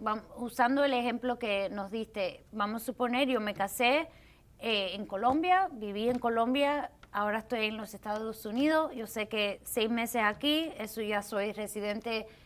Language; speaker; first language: Spanish; early bilingual, heritage; Spanish